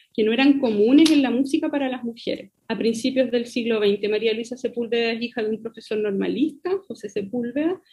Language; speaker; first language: Spanish; native; Spanish